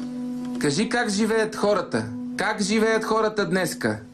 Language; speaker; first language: Bulgarian; native; Bulgarian